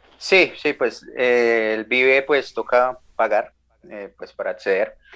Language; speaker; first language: Spanish; native; Spanish